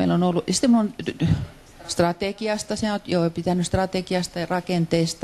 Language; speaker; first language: Finnish; native; Finnish